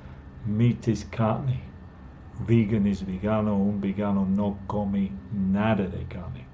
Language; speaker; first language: Spanish; non-native, fluent; English